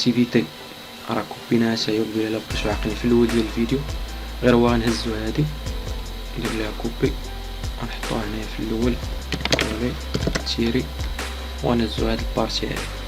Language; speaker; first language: Arabic; native; Arabic